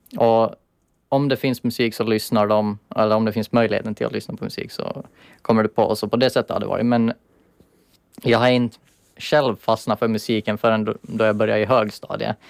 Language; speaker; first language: Swedish; native; Swedish